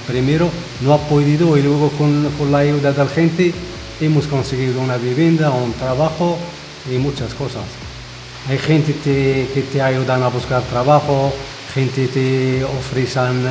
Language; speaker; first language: Spanish; non-native, fluent; Arabic